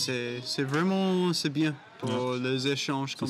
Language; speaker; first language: French; non-native, learner; English